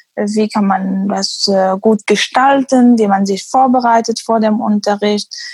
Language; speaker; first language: German; non-native, fluent; Arabic